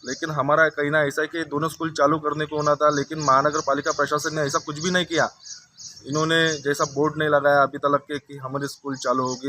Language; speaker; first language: Hindi; non-native, local second language; Marathi